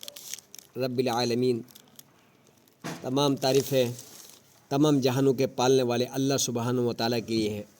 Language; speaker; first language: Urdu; non-native, local second language; Shina